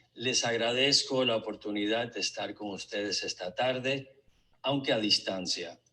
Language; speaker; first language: Spanish; early bilingual, other home language; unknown